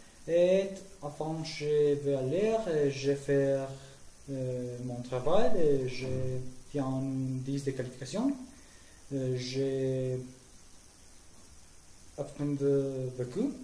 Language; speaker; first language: French; non-native, learner; Spanish